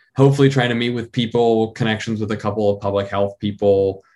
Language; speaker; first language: English; native; English